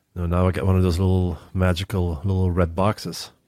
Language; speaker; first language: English; non-native, fluent; Dutch